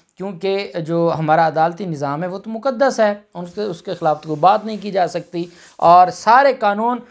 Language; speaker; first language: Urdu; non-native, local second language; Punjabi